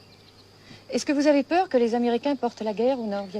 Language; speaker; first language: French; native; French